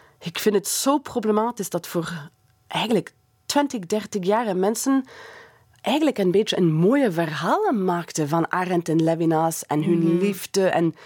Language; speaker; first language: Dutch; non-native, fluent; English